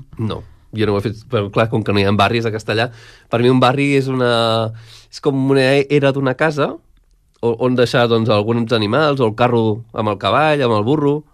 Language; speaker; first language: Catalan; native; Catalan